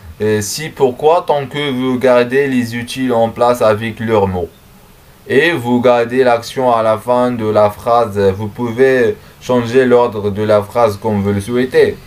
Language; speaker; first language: French; non-native, learner; Arabic